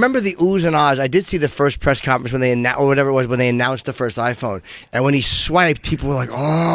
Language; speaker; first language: English; native; English